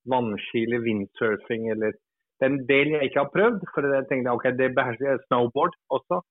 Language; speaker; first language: Norwegian; early bilingual, other home language; English